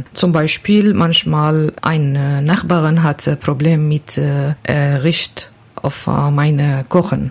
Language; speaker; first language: German; non-native, learner; Kurdish